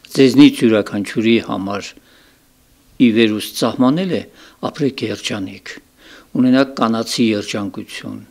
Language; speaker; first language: Armenian; native; Armenian